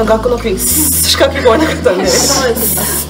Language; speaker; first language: Japanese; non-native, fluent; English